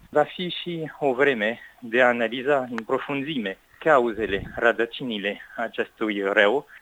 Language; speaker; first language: Romanian; non-native, fluent; French